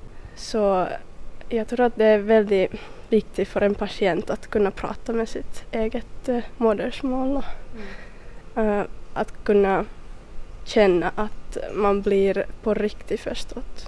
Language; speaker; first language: Swedish; non-native, local second language; Finnish